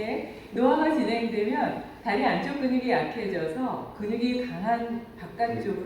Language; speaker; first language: Korean; native; Korean